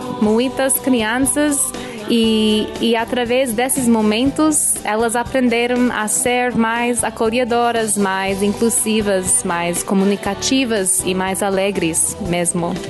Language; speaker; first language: Portuguese; non-native, fluent; English